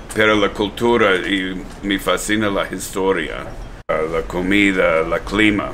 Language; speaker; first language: Spanish; non-native, local second language; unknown